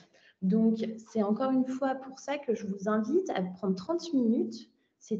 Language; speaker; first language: French; native; French